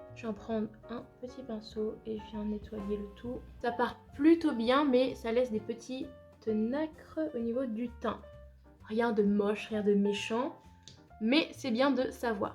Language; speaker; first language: French; native; French